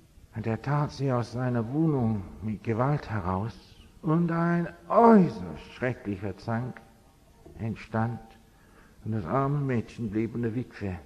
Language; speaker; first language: German; non-native, fluent; English